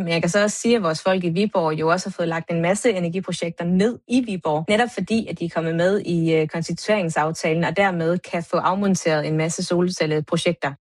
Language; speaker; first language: Danish; native; Danish